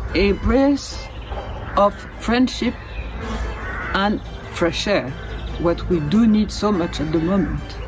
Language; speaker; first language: English; non-native, fluent; French